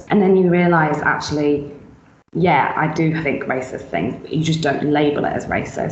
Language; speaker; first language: English; native; English